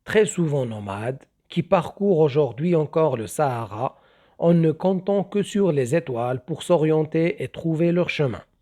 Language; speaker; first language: French; non-native, local second language; Arabic